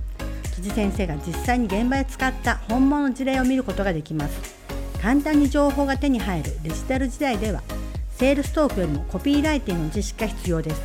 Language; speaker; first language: Japanese; native; Japanese